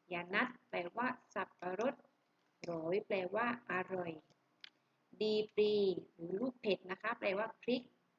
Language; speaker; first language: Thai; native; Thai